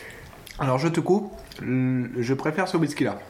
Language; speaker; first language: French; native; French